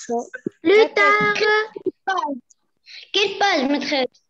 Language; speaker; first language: French; non-native, local second language; Arabic